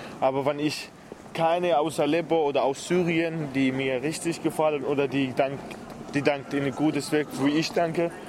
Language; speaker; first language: German; non-native, learner; Arabic